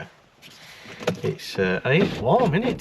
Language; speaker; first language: English; native; English